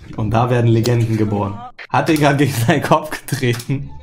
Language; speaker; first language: German; native; German